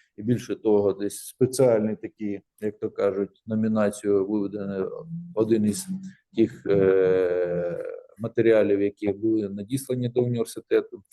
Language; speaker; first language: Ukrainian; native; Ukrainian